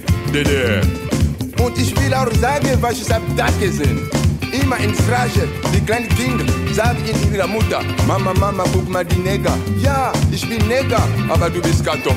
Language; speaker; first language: German; non-native, learner; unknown